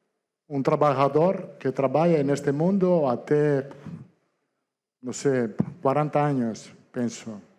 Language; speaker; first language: Portuguese; non-native, fluent; Italian